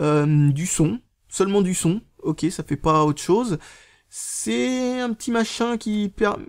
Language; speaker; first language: French; native; French